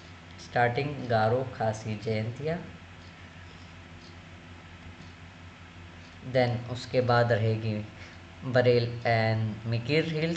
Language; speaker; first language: Hindi; native; Hindi